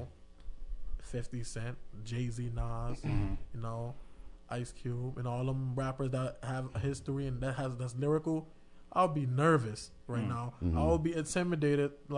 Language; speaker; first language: English; native; English